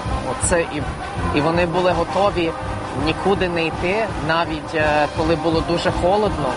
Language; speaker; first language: Ukrainian; non-native, fluent; English